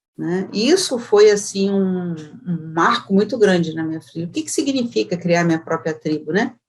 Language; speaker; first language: Portuguese; native; Portuguese